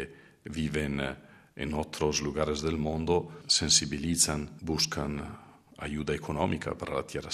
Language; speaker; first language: Spanish; non-native, fluent; Italian